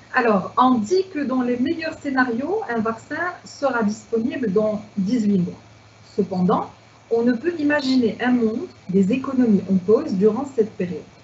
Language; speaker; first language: French; non-native, local second language; Arabic